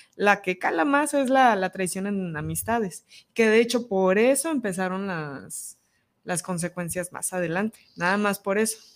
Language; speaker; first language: Spanish; native; Spanish